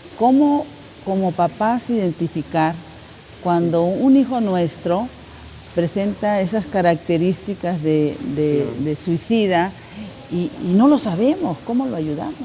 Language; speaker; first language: Spanish; native; Spanish